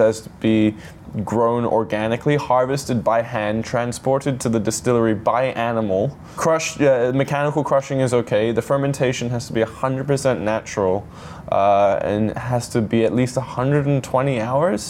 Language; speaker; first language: English; native; English